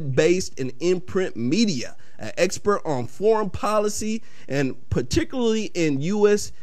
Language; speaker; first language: English; early bilingual, other home language; Akan